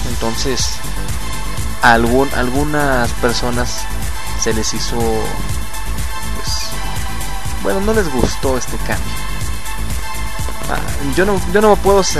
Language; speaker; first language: Spanish; native; Spanish